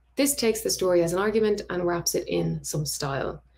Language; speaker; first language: English; native; English